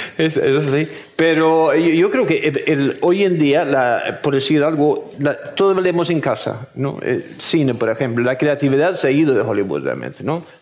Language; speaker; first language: Spanish; non-native, fluent; Swedish